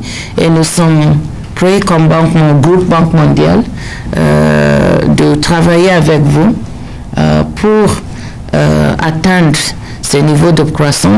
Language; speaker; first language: French; non-native, learner; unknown